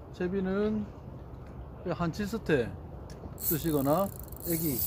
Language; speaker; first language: Korean; native; Korean